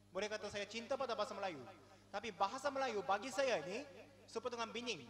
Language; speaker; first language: Malay; non-native, fluent; Japanese